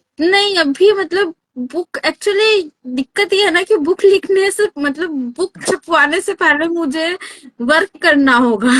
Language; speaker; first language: Hindi; native; Hindi